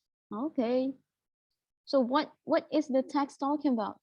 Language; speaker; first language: English; non-native, fluent; Indonesian